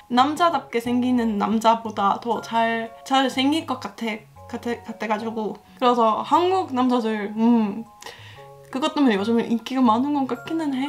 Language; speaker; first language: Korean; non-native, fluent; Estonian